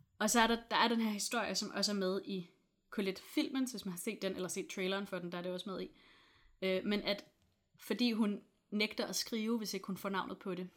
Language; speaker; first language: Danish; native; Danish